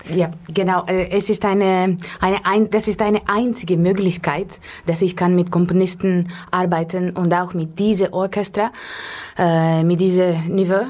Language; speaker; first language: German; non-native, fluent; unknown